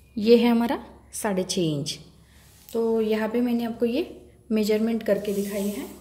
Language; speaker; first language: Hindi; non-native, local second language; Marathi